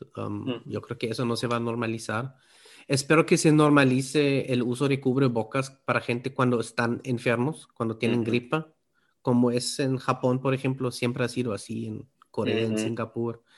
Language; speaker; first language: Spanish; non-native, fluent; German